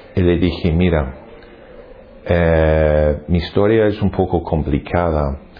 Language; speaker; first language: Spanish; non-native, fluent; English